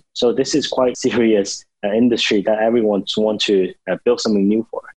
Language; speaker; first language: English; non-native, local second language; Cantonese